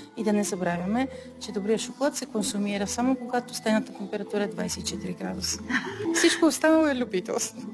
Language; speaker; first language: Bulgarian; native; Bulgarian